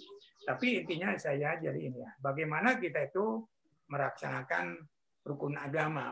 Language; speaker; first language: Indonesian; native; Indonesian